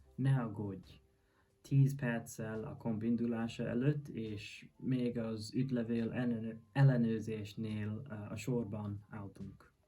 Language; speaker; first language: Hungarian; non-native, learner; English